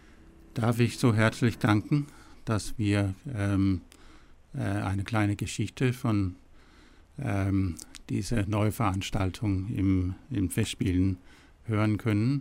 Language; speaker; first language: German; non-native, fluent; Danish